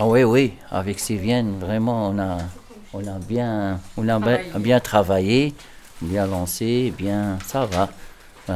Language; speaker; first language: French; non-native, learner; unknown